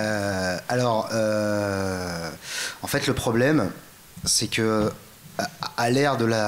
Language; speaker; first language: French; native; French